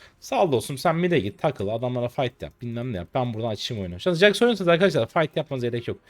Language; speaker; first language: Turkish; native; Turkish